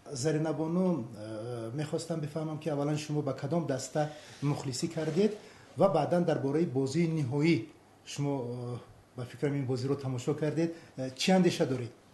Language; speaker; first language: Persian; native; Persian